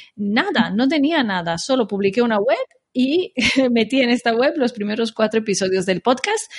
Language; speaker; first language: Spanish; non-native, fluent; Italian